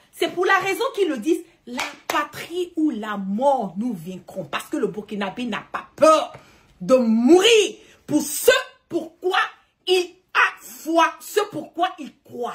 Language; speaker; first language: French; early bilingual, heritage; French